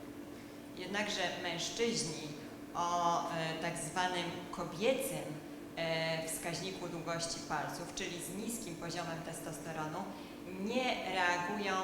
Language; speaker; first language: Polish; native; Polish